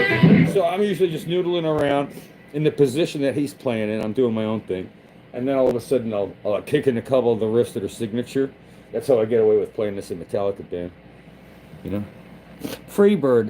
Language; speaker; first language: English; native; English